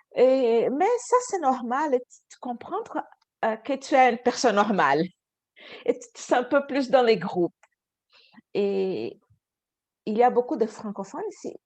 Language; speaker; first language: French; non-native, fluent; Portuguese